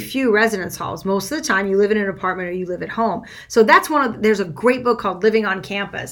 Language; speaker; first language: English; non-native, fluent; French